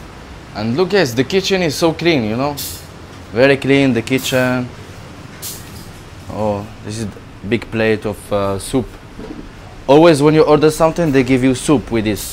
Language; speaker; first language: English; non-native, learner; Arabic